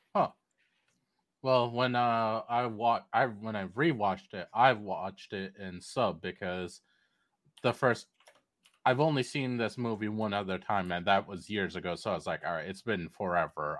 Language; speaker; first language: English; non-native, local second language; Sinhala